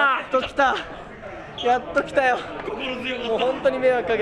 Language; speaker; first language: Japanese; native; Japanese